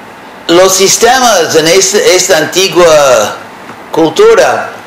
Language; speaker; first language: Spanish; non-native, fluent; English